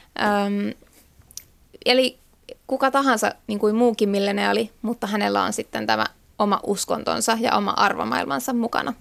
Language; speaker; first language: Finnish; native; Finnish